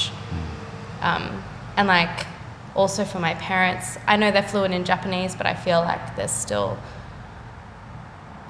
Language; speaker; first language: English; non-native, local second language; Japanese